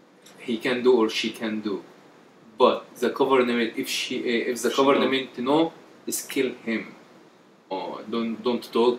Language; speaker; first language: English; non-native, learner; Arabic